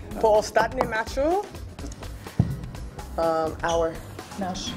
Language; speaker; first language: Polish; non-native, learner; English